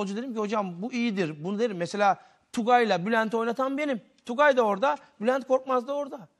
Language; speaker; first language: Turkish; native; Turkish